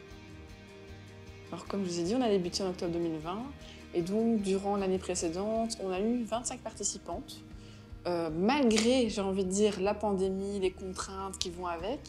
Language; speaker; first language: French; native; French